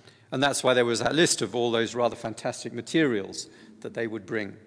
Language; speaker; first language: English; native; English